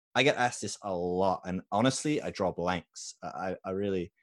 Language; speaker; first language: English; native; English